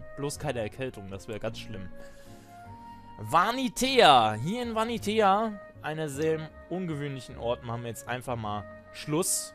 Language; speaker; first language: German; native; German